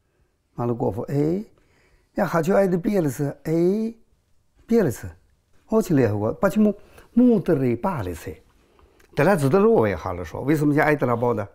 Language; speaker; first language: Russian; non-native, learner; Chinese